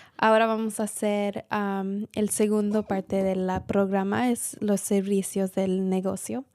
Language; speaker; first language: Spanish; early bilingual, heritage; Spanish